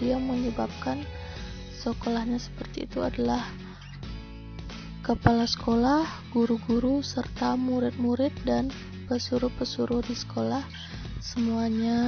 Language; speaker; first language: Indonesian; non-native, local second language; Balinese